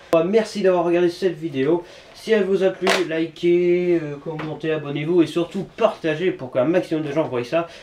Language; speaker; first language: French; native; French